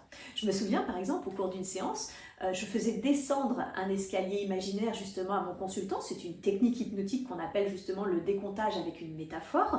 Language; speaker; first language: French; native; French